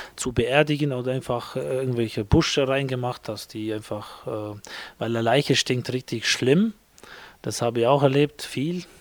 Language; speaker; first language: German; non-native, fluent; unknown